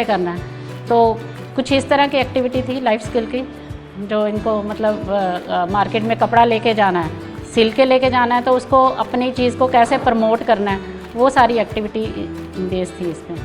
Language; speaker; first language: Hindi; native; Hindi